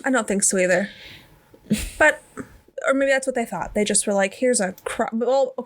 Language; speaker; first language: English; native; English